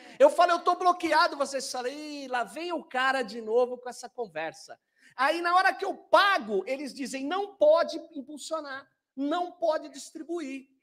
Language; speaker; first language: Portuguese; native; Portuguese